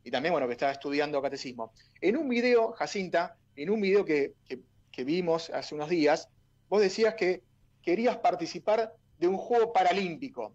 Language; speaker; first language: Spanish; native; Spanish